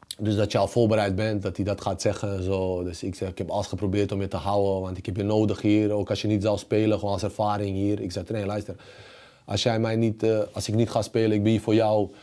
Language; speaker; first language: Dutch; early bilingual, other home language; Bosnian